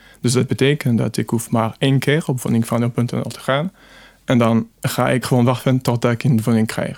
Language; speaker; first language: Dutch; non-native, fluent; French